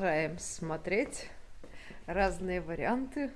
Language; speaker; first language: Russian; native; Russian